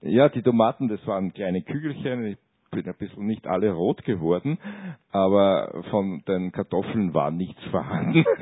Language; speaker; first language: German; non-native, learner; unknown